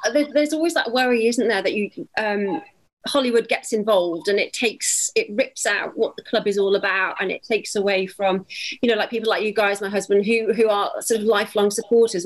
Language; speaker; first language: English; native; English